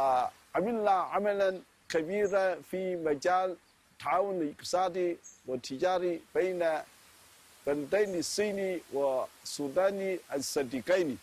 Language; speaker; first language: Arabic; non-native, fluent; Chinese